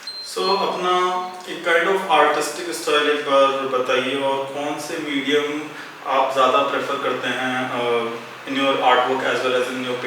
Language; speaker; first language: Hindi; native; Hindi